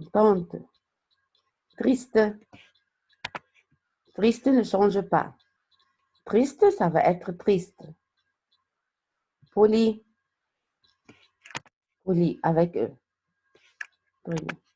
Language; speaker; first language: French; non-native, fluent; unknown